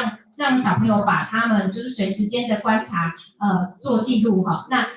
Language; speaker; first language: Chinese; native; Chinese